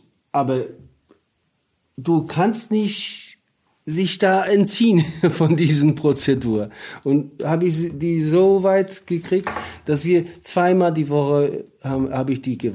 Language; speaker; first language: German; non-native, learner; Polish